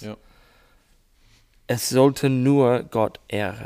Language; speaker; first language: German; non-native, learner; English